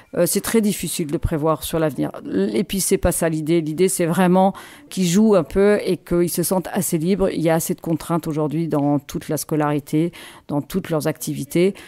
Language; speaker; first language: French; native; French